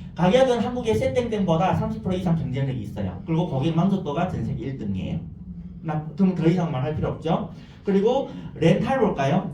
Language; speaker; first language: Korean; non-native, fluent; Chinese